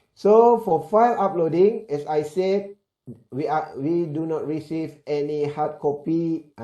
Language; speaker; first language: English; non-native, local second language; Malay